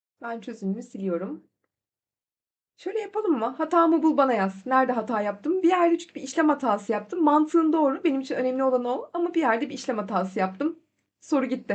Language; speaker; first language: Turkish; native; Turkish